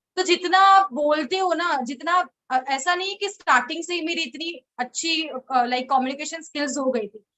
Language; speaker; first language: Hindi; non-native, local second language; Gujarati